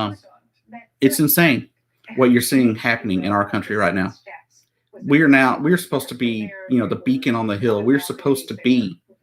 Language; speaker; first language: English; native; English